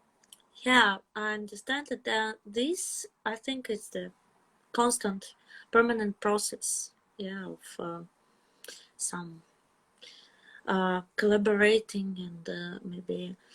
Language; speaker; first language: English; non-native, fluent; Russian